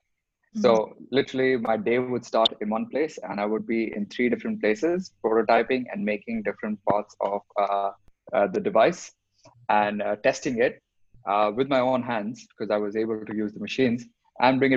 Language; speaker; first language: English; non-native, local second language; Hindi